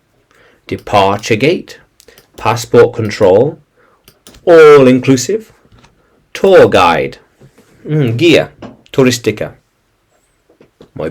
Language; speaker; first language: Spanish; non-native, learner; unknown